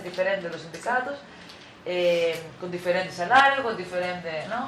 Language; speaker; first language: Spanish; non-native, fluent; Greek